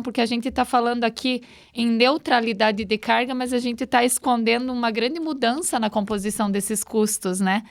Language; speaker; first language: Portuguese; native; Portuguese